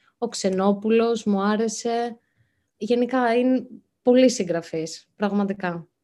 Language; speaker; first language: Greek; native; Greek